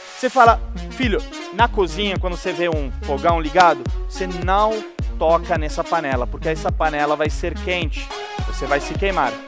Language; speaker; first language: Portuguese; non-native, fluent; Italian